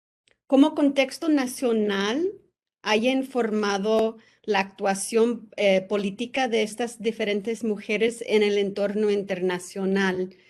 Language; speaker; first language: Spanish; non-native, fluent; English